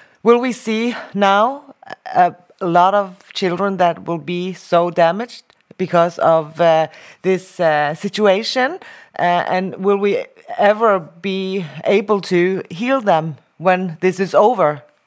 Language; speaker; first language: English; non-native, fluent; Norwegian